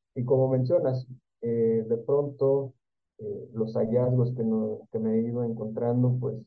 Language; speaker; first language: Spanish; native; Spanish